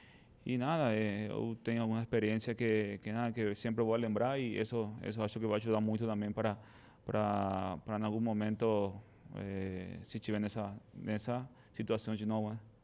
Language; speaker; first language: Portuguese; non-native, fluent; Spanish